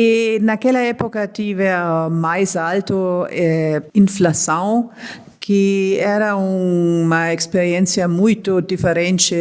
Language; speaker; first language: Portuguese; non-native, learner; German